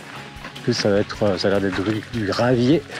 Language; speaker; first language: French; native; French